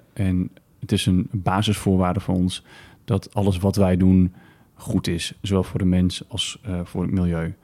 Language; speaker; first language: Dutch; early bilingual, other home language; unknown